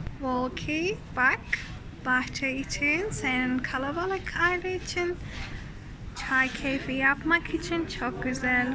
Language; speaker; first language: Turkish; non-native, learner; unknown